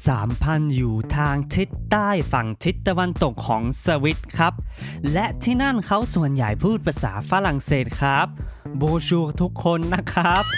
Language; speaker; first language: Thai; early bilingual, heritage; Thai